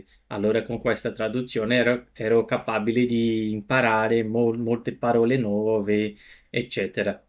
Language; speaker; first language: Italian; non-native, fluent; Portuguese